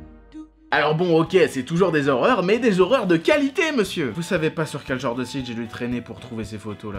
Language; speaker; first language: French; native; French